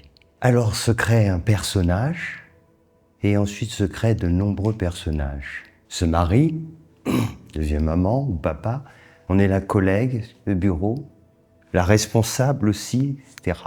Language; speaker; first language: French; native; French